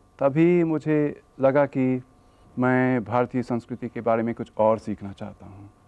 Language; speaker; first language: Hindi; non-native, fluent; English